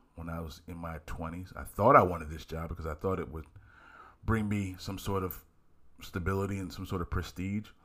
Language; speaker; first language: English; native; English